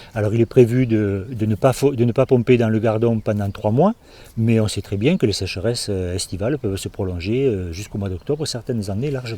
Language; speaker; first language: French; native; French